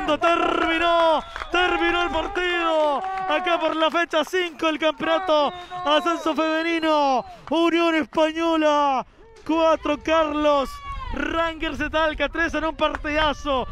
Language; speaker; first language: Spanish; native; Spanish